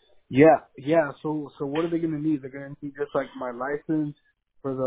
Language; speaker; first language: English; early bilingual, other home language; Spanish